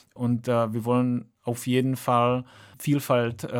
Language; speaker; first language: German; non-native, fluent; Czech